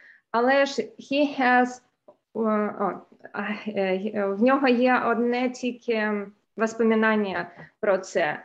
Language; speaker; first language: Ukrainian; non-native, local second language; Russian